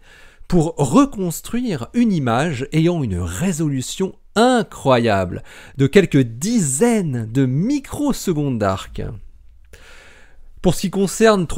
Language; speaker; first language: French; native; French